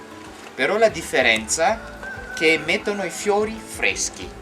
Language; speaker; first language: Italian; non-native, fluent; Malagasy